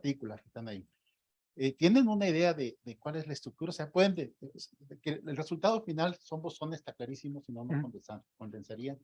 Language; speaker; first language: Spanish; native; Spanish